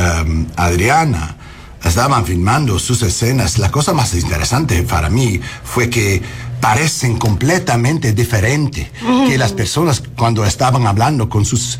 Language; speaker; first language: Spanish; non-native, learner; English